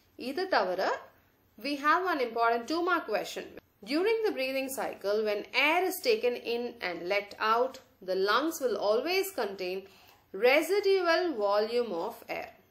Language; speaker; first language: English; non-native, local second language; Tamil